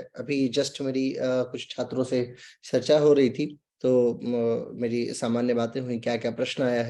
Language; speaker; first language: Hindi; native; Hindi